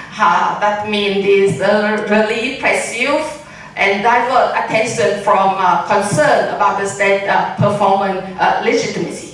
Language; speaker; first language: English; non-native, learner; Vietnamese